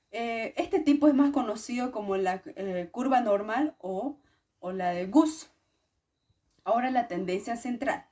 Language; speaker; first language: Spanish; native; Spanish